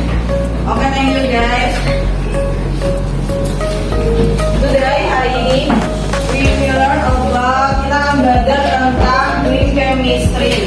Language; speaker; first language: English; non-native, learner; Indonesian